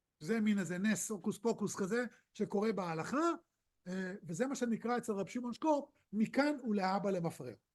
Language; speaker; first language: Hebrew; native; Hebrew